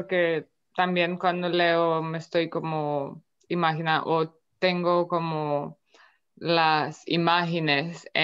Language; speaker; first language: Spanish; non-native, fluent; Romanian